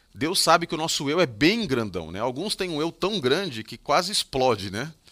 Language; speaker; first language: Portuguese; native; Portuguese